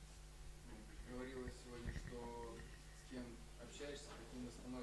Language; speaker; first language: Russian; native; Russian